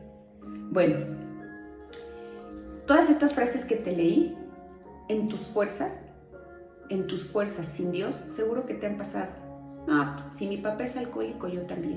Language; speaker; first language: Spanish; native; Spanish